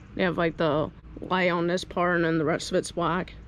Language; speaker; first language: English; native; English